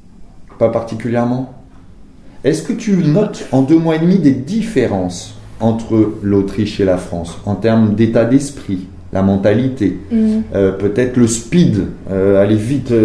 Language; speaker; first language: French; native; French